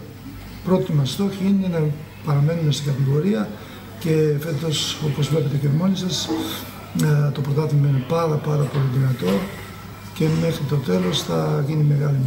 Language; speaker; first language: Greek; non-native, fluent; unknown